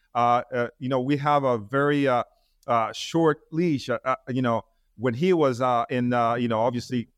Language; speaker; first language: English; non-native, fluent; Spanish